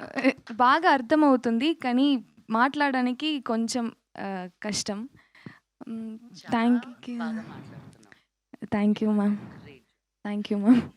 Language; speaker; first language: Telugu; non-native, learner; Tamil